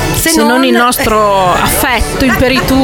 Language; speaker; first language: Italian; native; Italian